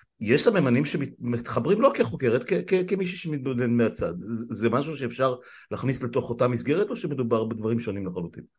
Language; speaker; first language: Hebrew; native; Hebrew